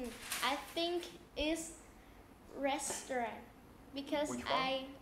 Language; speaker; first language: English; non-native, learner; Vietnamese